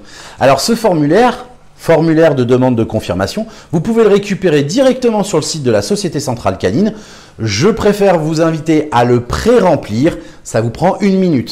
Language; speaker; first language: French; native; French